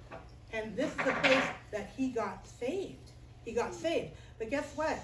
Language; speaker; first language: English; native; English